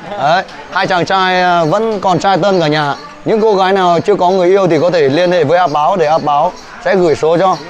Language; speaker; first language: Vietnamese; non-native, local second language; Hmong